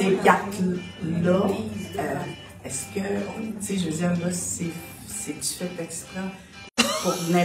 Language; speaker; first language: French; native; French